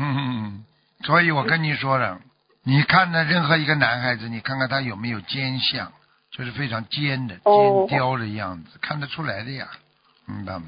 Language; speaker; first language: Chinese; native; Chinese